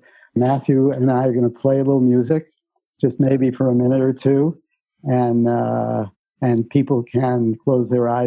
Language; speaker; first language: English; native; English